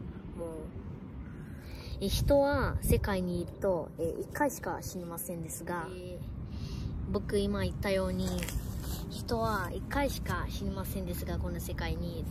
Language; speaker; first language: Japanese; early bilingual, other home language; Portuguese